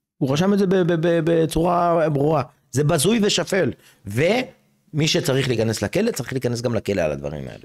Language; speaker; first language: Hebrew; native; Hebrew